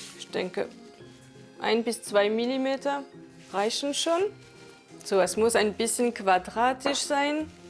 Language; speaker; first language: German; non-native, local second language; Swiss German